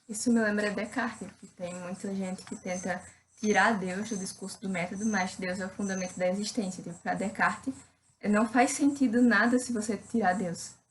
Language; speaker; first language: Portuguese; native; Portuguese